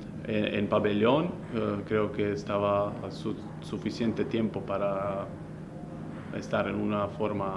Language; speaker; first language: Spanish; non-native, fluent; Slovenian